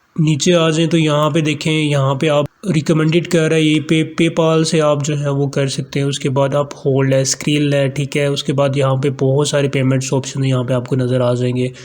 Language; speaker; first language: Urdu; non-native, local second language; Punjabi